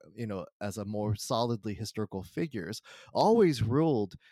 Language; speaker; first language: English; early bilingual, other home language; Japanese